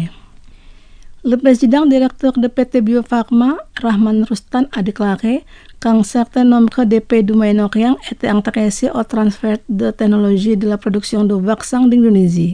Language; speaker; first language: French; non-native, fluent; Indonesian